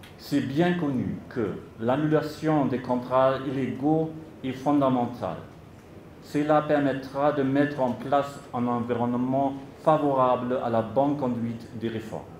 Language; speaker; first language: French; non-native, local second language; Lingala